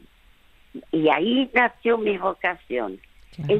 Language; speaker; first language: Spanish; early bilingual, other home language; French